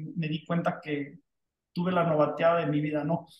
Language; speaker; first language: Spanish; native; Spanish